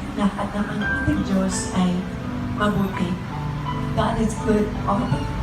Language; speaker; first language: Filipino; non-native, fluent; English